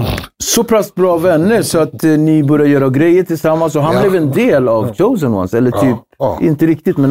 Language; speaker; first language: Swedish; native; Swedish